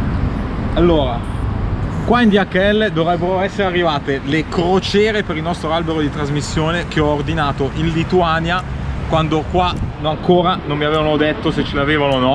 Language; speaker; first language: Italian; native; Italian